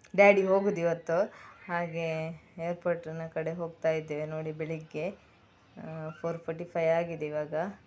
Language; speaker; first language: Kannada; native; Kannada